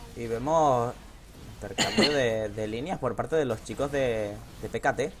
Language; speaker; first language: Spanish; native; Spanish